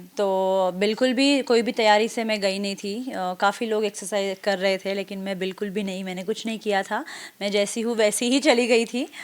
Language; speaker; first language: Hindi; non-native, local second language; Marathi